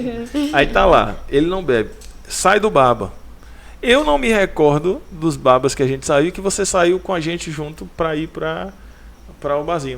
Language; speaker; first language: Portuguese; native; Portuguese